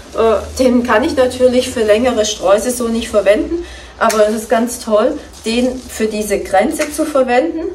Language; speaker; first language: German; native; German